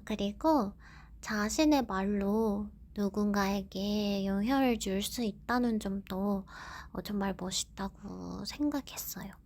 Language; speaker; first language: Korean; non-native, fluent; Japanese